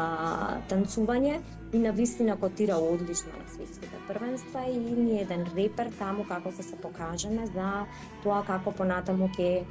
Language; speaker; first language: Macedonian; native; Macedonian